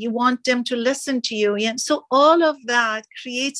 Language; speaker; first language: English; non-native, fluent; Persian